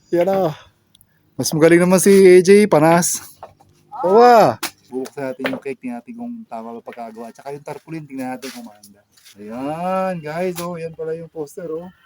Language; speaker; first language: Filipino; native; Filipino